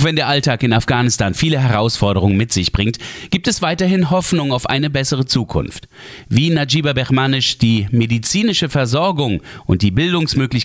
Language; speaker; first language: German; native; German